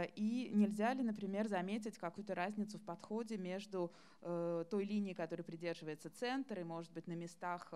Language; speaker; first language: Russian; native; Russian